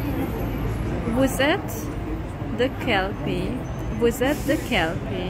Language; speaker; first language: French; non-native, learner; Hungarian